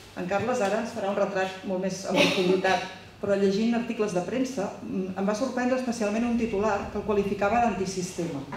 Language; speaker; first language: Catalan; native; Catalan